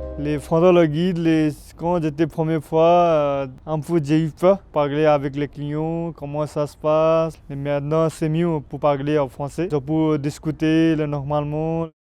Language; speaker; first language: French; non-native, learner; Nepali